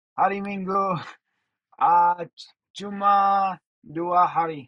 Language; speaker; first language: Indonesian; non-native, learner; English